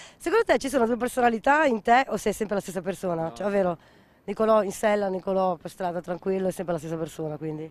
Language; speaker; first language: Italian; native; Italian